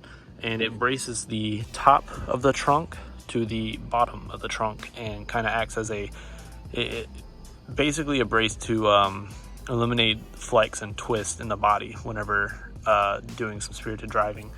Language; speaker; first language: English; native; English